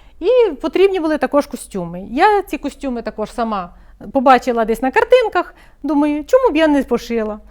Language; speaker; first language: Ukrainian; native; Ukrainian